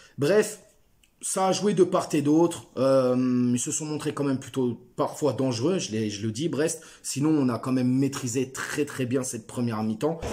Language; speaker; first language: French; native; French